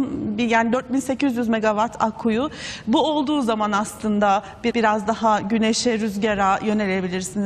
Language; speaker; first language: Turkish; native; Turkish